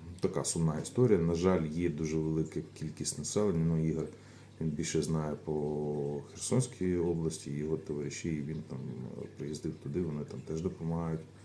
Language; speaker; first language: Ukrainian; native; Ukrainian